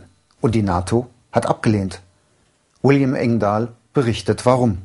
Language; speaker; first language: German; native; German